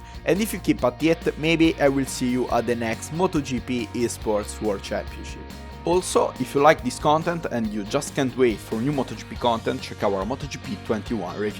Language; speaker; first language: English; non-native, fluent; German